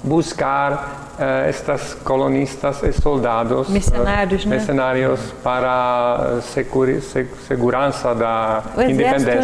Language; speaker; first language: Portuguese; non-native, learner; Czech